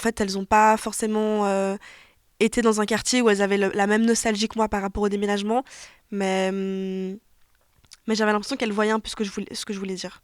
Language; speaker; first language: French; native; French